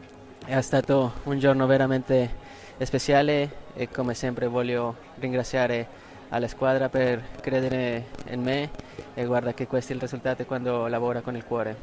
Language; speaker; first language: Italian; non-native, fluent; Spanish